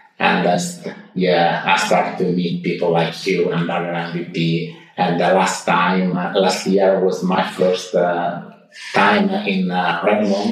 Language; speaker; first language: English; non-native, fluent; Italian